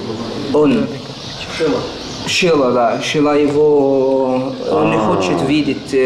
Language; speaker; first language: Russian; non-native, learner; Arabic